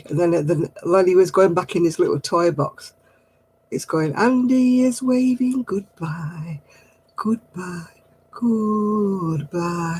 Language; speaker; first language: English; native; English